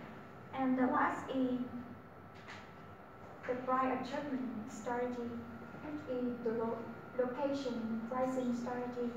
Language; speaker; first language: English; non-native, learner; Vietnamese